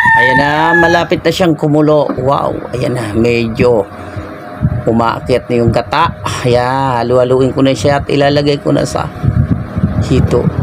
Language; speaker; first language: Filipino; non-native, local second language; Bikol